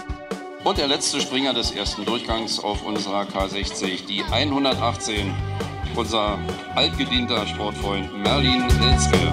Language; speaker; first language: German; native; German